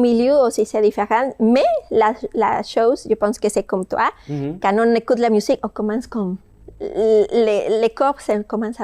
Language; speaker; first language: French; non-native, fluent; Spanish